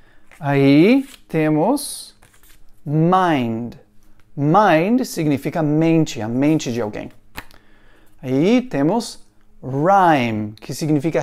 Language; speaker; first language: Portuguese; non-native, fluent; English